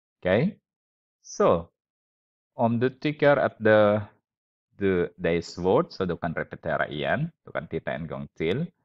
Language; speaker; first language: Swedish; non-native, fluent; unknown